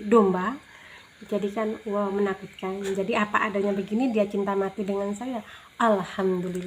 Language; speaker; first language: Indonesian; native; Indonesian